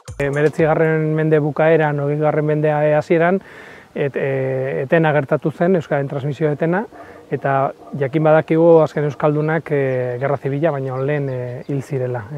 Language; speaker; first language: Basque; non-native, local second language; Spanish